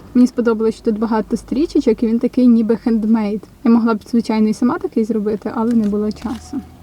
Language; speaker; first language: Ukrainian; non-native, local second language; Russian